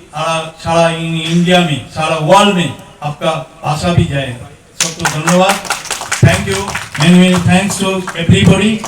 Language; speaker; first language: Hindi; non-native, local second language; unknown